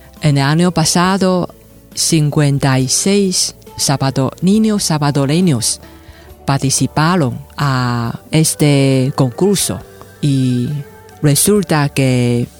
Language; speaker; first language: Spanish; non-native, fluent; Chinese